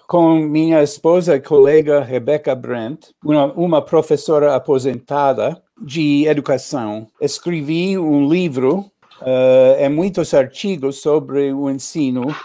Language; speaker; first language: Portuguese; non-native, learner; English